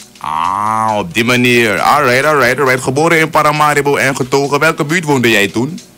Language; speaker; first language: Dutch; native; Dutch